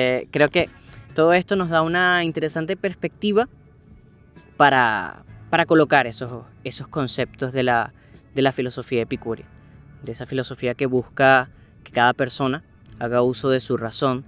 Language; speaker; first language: Spanish; native; Spanish